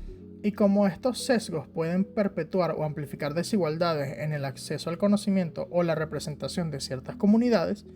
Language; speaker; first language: Spanish; native; Spanish